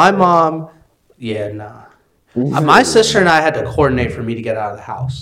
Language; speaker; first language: English; native; English